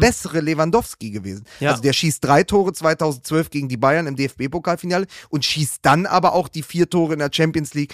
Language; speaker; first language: German; native; German